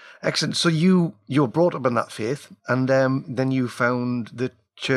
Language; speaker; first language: English; native; English